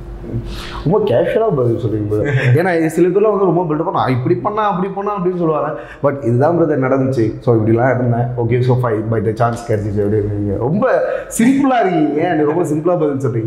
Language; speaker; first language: Tamil; native; Tamil